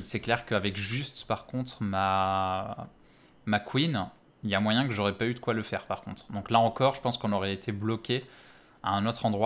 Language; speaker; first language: French; native; French